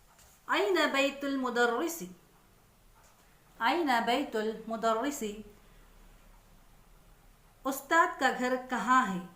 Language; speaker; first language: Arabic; non-native, fluent; Urdu